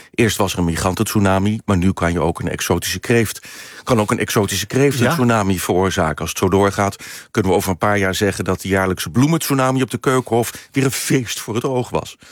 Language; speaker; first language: Dutch; native; Dutch